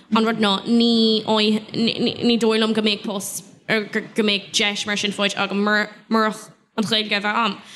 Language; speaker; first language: Irish; non-native, local second language; English